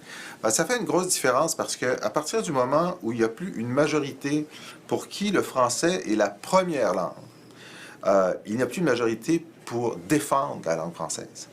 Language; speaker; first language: French; native; French